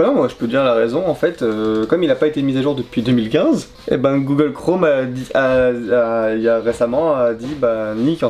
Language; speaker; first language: French; native; French